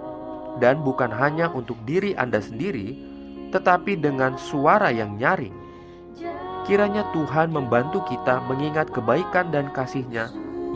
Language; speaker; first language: Indonesian; native; Indonesian